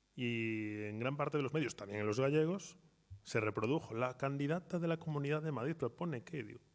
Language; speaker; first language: Spanish; non-native, local second language; Galician